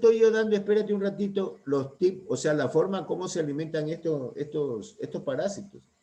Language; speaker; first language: Spanish; native; Spanish